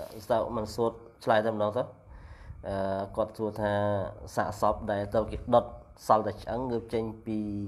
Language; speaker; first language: Khmer; non-native, local second language; Eastern Cham